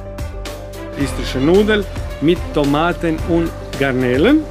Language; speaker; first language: German; non-native, local second language; Croatian